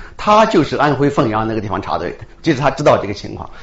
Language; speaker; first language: Chinese; native; Chinese